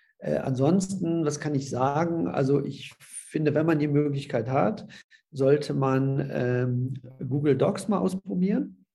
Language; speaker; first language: German; early bilingual, other home language; Russian